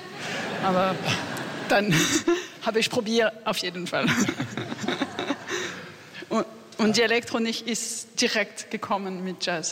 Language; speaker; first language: German; non-native, learner; French